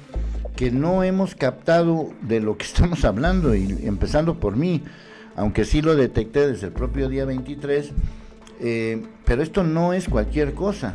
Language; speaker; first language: Spanish; native; Spanish